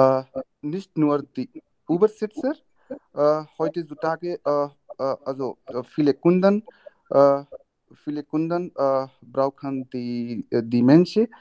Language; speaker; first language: German; non-native, learner; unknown